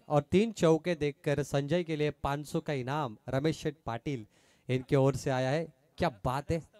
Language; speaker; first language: Hindi; non-native, local second language; Marathi